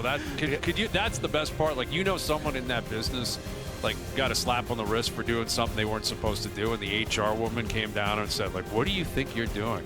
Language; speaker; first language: English; native; English